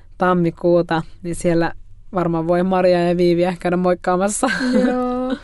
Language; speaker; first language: Finnish; native; Finnish